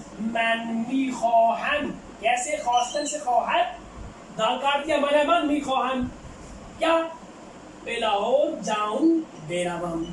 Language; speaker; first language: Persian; non-native, fluent; Urdu